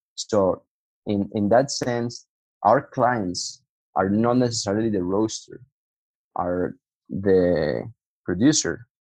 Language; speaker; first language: English; non-native, fluent; Spanish